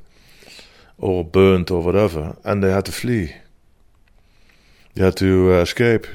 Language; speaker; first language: English; non-native, fluent; Dutch